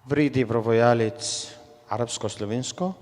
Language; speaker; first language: Slovenian; non-native, learner; Arabic